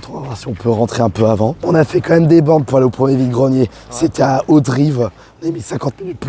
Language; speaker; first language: French; native; French